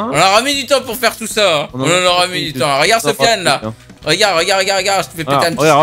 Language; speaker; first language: French; native; French